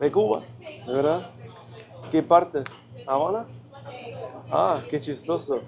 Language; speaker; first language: Spanish; non-native, learner; English